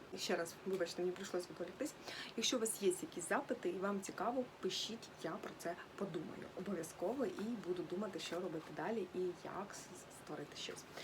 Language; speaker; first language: Ukrainian; native; Ukrainian